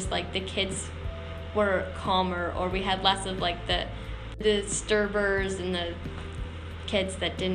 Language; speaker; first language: English; native; English